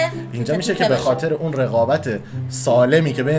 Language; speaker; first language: Persian; native; Persian